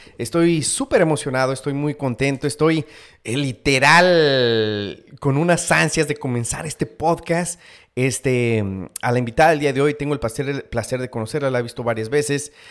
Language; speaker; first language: Spanish; native; Spanish